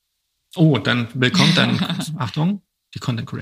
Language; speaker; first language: German; native; German